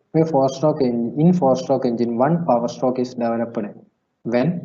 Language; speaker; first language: English; non-native, local second language; Malayalam